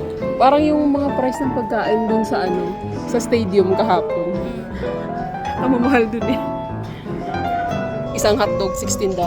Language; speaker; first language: Filipino; non-native, local second language; Cebuano